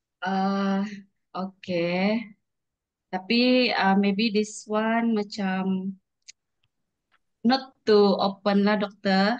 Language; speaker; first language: English; non-native, learner; Malay